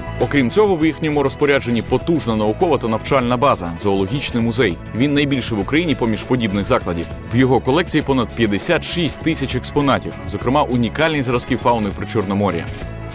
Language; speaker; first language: Ukrainian; native; Ukrainian